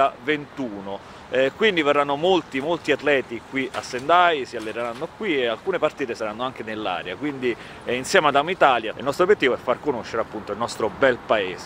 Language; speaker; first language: Italian; native; Italian